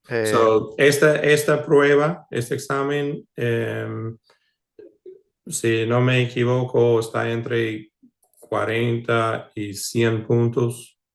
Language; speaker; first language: Spanish; non-native, fluent; English